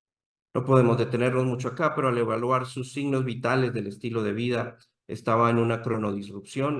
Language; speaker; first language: Spanish; native; Spanish